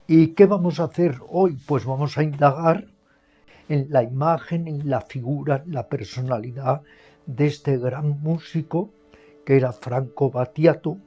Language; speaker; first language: Spanish; native; Spanish